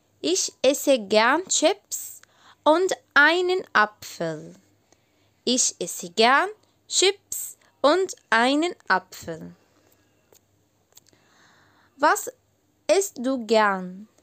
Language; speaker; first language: German; non-native, learner; Arabic